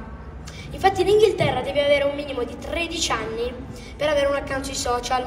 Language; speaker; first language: Italian; early bilingual, heritage; English